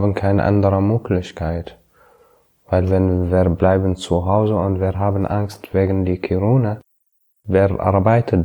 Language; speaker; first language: German; non-native, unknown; Arabic